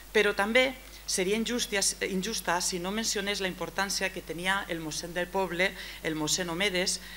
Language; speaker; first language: Catalan; native; Catalan